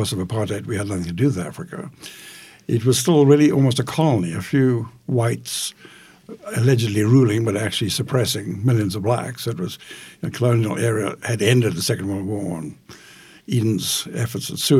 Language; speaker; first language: English; native; English